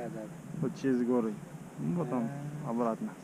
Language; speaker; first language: Russian; non-native, local second language; Kazakh